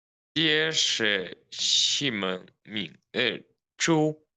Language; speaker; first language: Chinese; non-native, learner; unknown